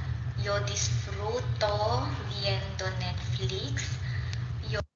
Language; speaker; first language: Spanish; non-native, learner; Filipino